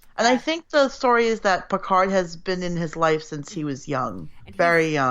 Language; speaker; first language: English; native; English